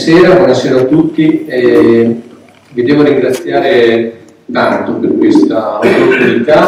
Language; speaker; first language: Italian; native; Italian